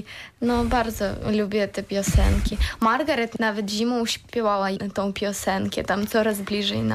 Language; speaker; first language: Polish; non-native, learner; Ukrainian